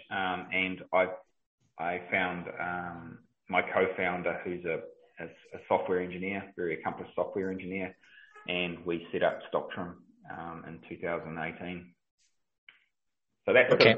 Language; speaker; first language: English; native; English